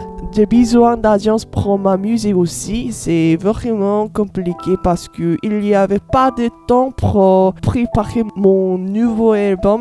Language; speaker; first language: French; non-native, learner; Korean